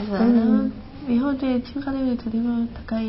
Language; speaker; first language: Japanese; non-native, learner; Chinese